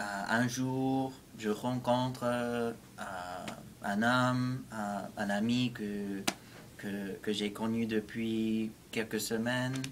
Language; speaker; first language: French; non-native, fluent; English